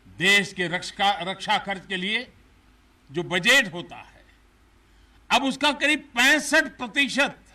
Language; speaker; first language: Hindi; non-native, local second language; Gujarati